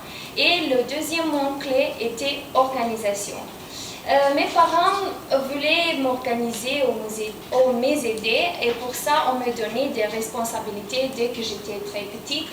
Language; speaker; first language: French; non-native, fluent; Romanian